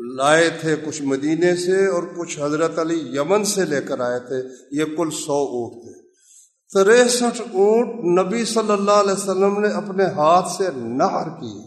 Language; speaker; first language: Urdu; non-native, local second language; Punjabi